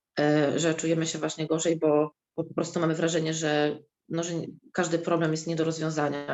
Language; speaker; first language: Polish; native; Polish